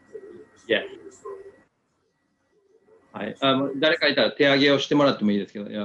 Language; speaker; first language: Japanese; native; Japanese